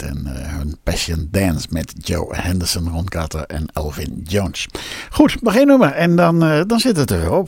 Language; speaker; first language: Dutch; native; Dutch